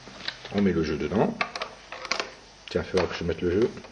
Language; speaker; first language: French; native; French